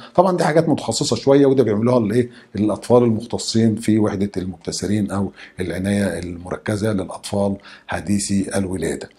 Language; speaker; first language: Arabic; native; Arabic